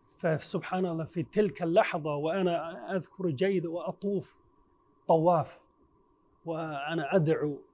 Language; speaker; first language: Arabic; non-native, fluent; Chinese